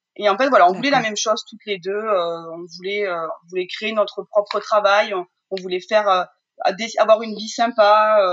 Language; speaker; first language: French; native; French